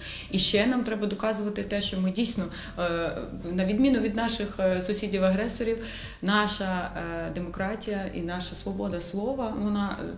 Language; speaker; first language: Ukrainian; native; Ukrainian